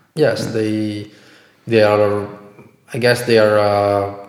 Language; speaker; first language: English; non-native, fluent; Italian